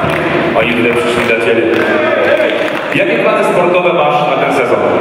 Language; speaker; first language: Polish; native; Polish